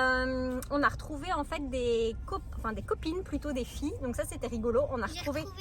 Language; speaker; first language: French; native; French